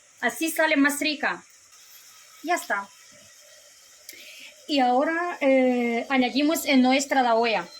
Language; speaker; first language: Spanish; non-native, learner; Ukrainian